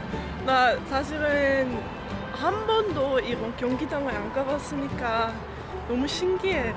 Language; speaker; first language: Korean; non-native, fluent; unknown